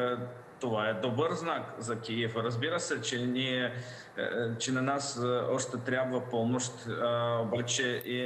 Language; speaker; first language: Bulgarian; non-native, fluent; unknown